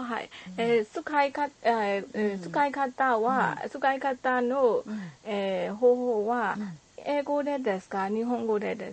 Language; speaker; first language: Japanese; non-native, learner; Burmese